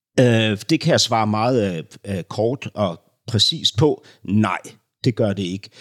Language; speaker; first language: Danish; native; Danish